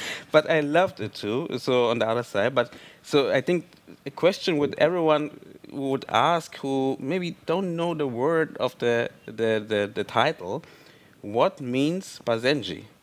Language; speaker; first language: English; non-native, fluent; German